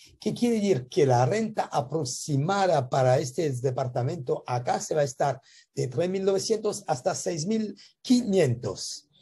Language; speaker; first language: Spanish; non-native, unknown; French